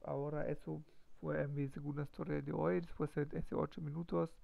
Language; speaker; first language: Spanish; non-native, learner; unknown